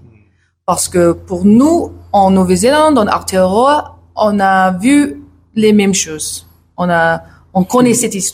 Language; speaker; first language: French; non-native, learner; English